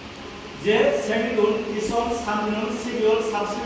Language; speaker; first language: Korean; non-native, learner; Bangla